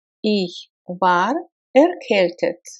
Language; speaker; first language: German; non-native, fluent; Russian